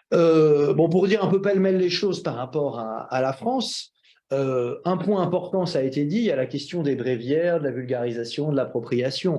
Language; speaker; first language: French; native; French